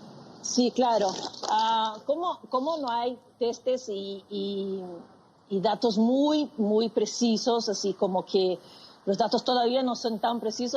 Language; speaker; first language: Spanish; non-native, fluent; Portuguese